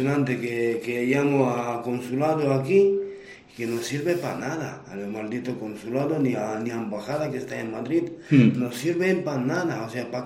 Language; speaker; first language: Spanish; non-native, fluent; Romanian